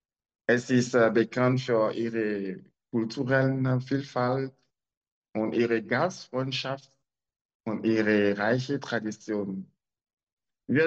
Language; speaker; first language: German; non-native, learner; French